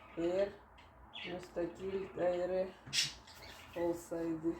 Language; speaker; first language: Turkish; non-native, learner; Russian